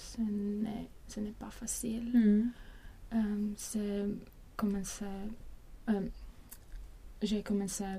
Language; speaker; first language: French; non-native, learner; Swedish